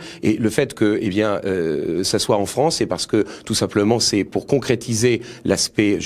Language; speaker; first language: French; native; French